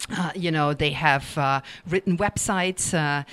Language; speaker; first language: English; non-native, fluent; German